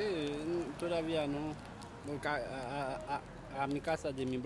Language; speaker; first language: Spanish; non-native, learner; Haitian Creole